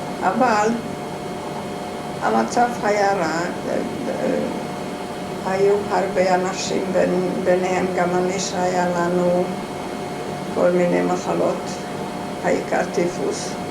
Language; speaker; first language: Hebrew; non-native, fluent; Hungarian